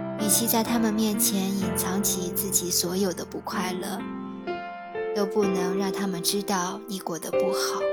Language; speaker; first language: Chinese; native; Chinese